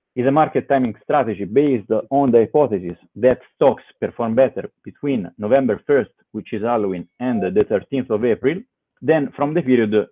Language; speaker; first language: English; non-native, fluent; Italian